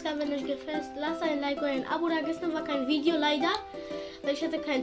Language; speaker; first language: German; early bilingual, other home language; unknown